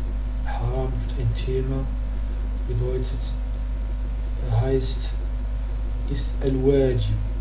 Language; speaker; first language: German; non-native, learner; Arabic